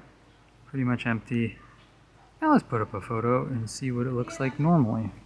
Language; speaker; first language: English; native; English